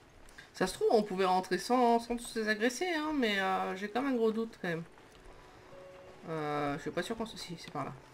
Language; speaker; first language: French; native; French